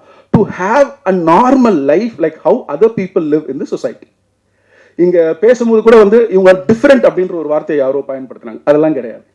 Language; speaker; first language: Tamil; native; Tamil